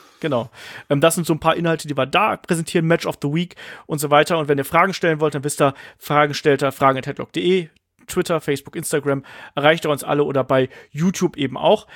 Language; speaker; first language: German; native; German